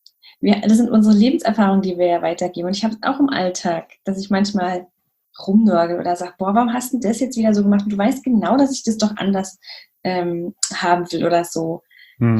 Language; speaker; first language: German; native; German